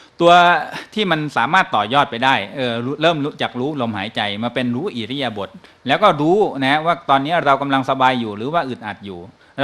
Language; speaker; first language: Thai; native; Thai